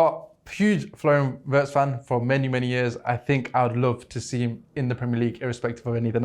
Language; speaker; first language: English; native; English